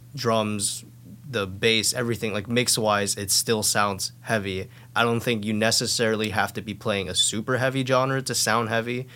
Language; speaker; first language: English; non-native, fluent; Thai